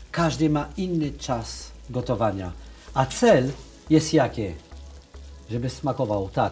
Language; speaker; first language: Polish; non-native, learner; French